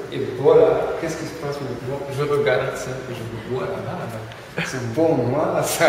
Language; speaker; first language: French; non-native, fluent; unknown